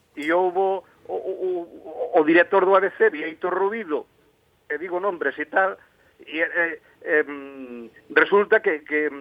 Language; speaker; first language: Galician; native; Galician